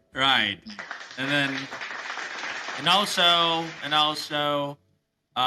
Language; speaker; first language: English; non-native, fluent; Thai